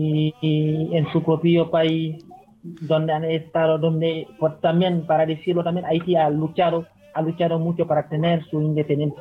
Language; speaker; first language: Spanish; non-native, fluent; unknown